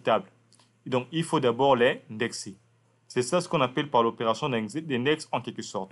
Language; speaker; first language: French; non-native, local second language; Lingala